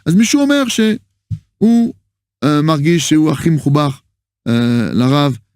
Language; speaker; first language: Hebrew; non-native, fluent; French